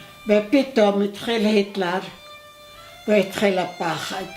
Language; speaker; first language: Hebrew; non-native, fluent; Arabic